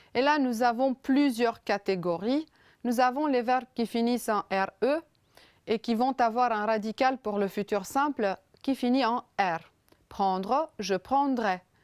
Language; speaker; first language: French; non-native, fluent; Romanian